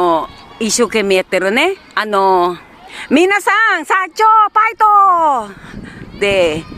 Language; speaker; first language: Japanese; non-native, learner; Filipino